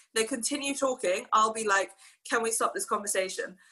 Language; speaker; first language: English; native; English